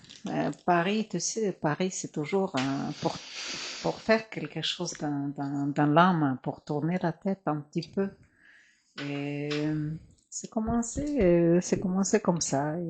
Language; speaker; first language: French; non-native, fluent; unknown